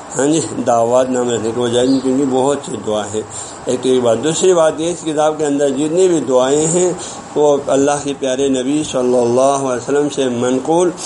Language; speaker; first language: Urdu; non-native, local second language; Balti